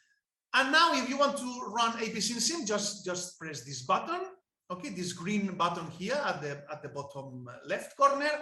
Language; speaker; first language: English; non-native, fluent; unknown